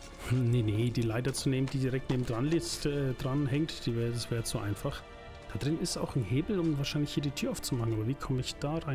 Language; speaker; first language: German; native; German